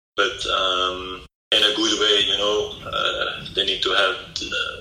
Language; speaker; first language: English; non-native, fluent; Dutch